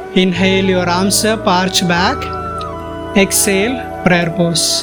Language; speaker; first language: English; non-native, local second language; Malayalam